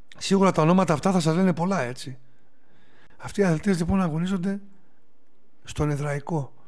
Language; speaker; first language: Greek; native; Greek